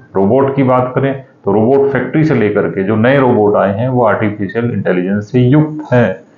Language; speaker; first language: Hindi; native; Hindi